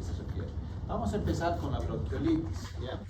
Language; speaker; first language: Spanish; native; Spanish